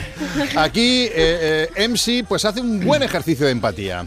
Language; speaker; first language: Spanish; native; Spanish